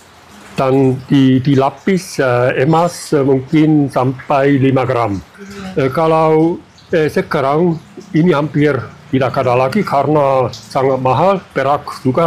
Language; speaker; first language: Indonesian; non-native, fluent; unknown